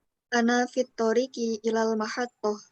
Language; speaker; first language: Arabic; non-native, learner; Indonesian